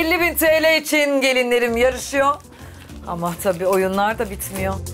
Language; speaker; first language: Turkish; native; Turkish